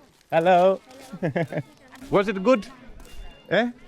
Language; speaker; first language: English; non-native, fluent; Greek